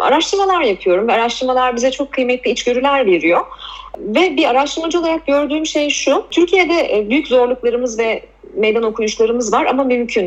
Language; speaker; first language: Turkish; native; Turkish